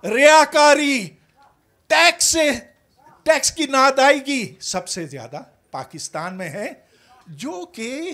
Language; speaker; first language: Urdu; native; Urdu